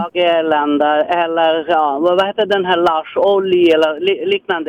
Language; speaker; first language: Swedish; non-native, fluent; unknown